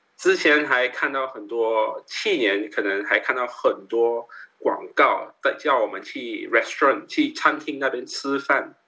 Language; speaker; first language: Chinese; native; Chinese